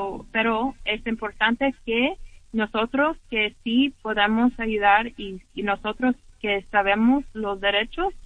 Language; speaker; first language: Spanish; early bilingual, heritage; English